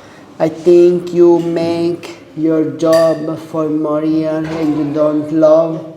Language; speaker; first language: English; non-native, learner; Italian